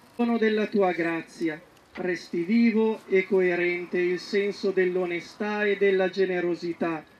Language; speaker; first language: Italian; native; Italian